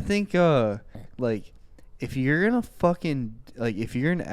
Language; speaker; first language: English; native; English